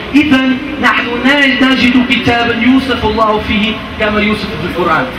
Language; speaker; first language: Arabic; non-native, fluent; German